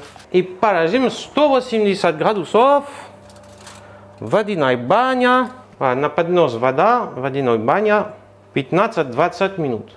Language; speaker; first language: Russian; non-native, learner; French